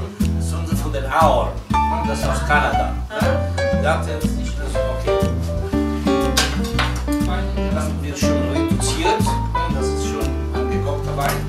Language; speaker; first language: German; non-native, fluent; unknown